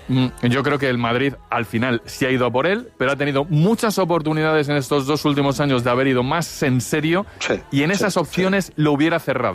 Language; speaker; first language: Spanish; native; Spanish